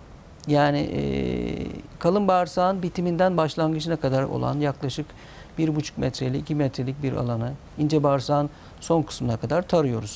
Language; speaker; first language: Turkish; native; Turkish